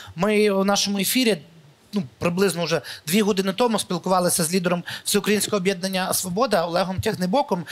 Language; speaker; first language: Ukrainian; native; Ukrainian